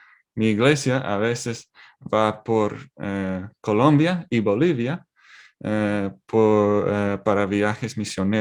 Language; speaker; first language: Spanish; non-native, learner; English